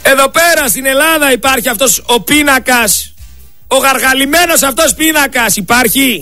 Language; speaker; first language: Greek; native; Greek